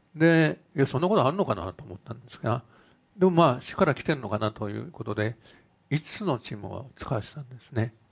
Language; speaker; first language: Japanese; native; Japanese